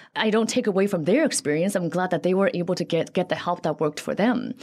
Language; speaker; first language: English; early bilingual, other home language; Chinese